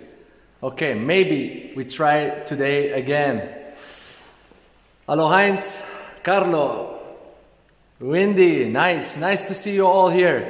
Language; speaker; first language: English; non-native, learner; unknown